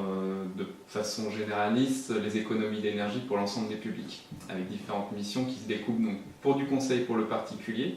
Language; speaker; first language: French; native; French